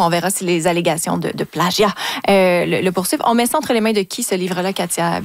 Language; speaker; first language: French; native; French